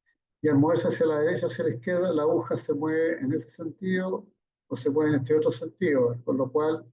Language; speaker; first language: Spanish; native; Spanish